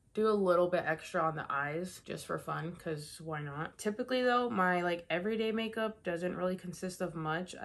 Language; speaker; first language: English; native; English